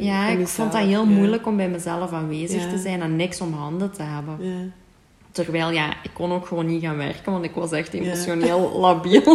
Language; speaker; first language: Dutch; native; Dutch